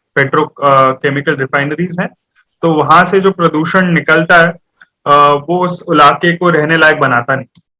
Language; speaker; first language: Hindi; non-native, local second language; Marathi